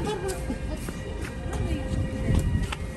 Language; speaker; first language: Turkish; non-native, learner; Russian